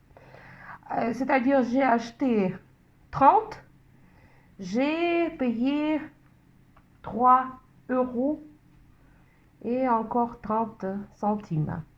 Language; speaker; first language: French; non-native, fluent; Russian